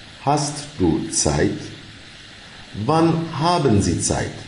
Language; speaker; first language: German; non-native, fluent; Turkish